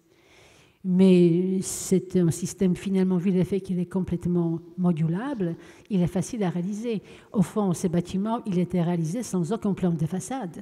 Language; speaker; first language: French; non-native, fluent; Polish